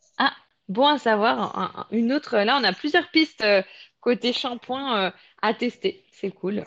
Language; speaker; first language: French; native; French